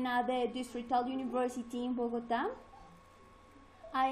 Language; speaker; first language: English; non-native, learner; Spanish